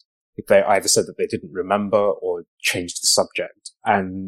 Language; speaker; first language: English; native; English